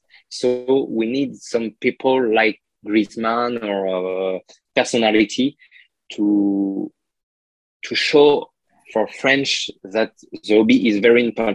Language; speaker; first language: English; non-native, learner; French